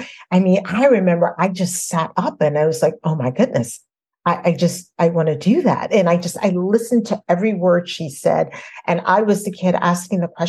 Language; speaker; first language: English; native; English